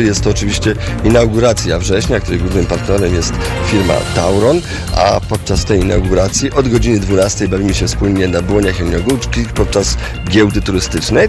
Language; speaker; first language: Polish; native; Polish